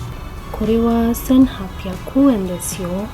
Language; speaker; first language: Japanese; non-native, learner; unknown